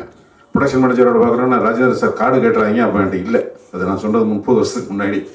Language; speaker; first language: Tamil; native; Tamil